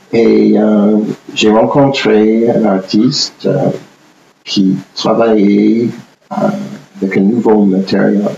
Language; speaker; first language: French; non-native, fluent; English